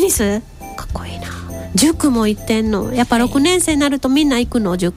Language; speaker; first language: Japanese; native; Japanese